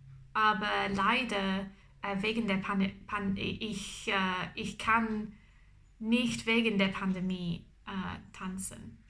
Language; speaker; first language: German; non-native, learner; English